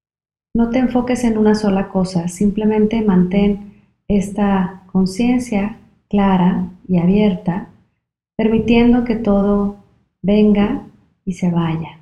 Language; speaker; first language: Spanish; native; Spanish